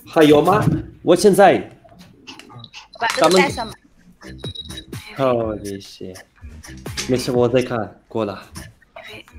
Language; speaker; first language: Chinese; non-native, learner; Russian